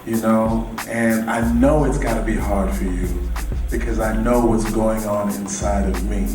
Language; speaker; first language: English; native; English